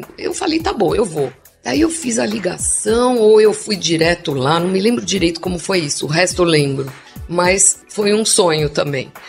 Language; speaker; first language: Portuguese; non-native, local second language; English